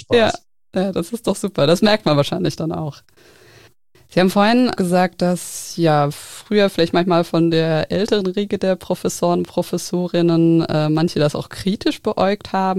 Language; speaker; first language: German; native; German